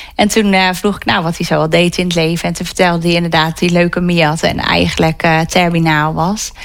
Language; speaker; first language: Dutch; native; Dutch